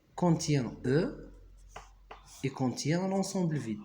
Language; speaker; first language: French; non-native, local second language; Arabic